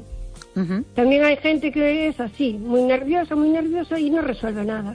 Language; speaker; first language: Spanish; native; Spanish